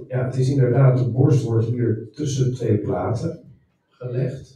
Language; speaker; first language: Dutch; native; Dutch